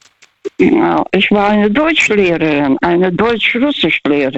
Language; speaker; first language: German; non-native, fluent; Russian